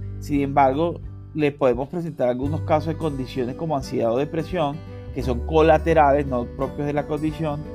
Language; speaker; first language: Spanish; native; Spanish